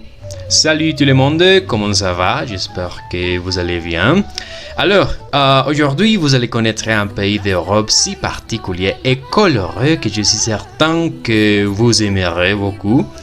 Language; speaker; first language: French; non-native, learner; Spanish